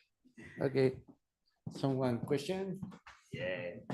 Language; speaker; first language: English; non-native, learner; Spanish